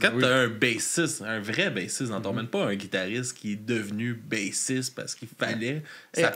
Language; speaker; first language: French; native; French